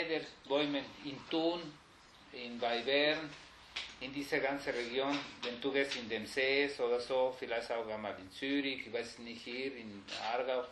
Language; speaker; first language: German; non-native, fluent; Spanish